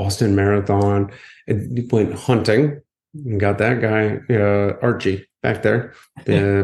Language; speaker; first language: English; native; English